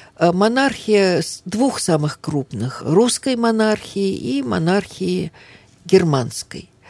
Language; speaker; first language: Russian; early bilingual, heritage; Russian